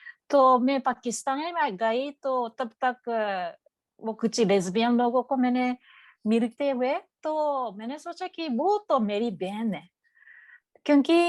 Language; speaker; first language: Hindi; non-native, learner; Japanese